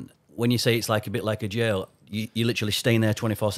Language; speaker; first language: English; native; English